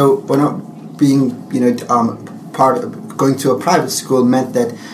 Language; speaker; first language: English; non-native, fluent; Turkish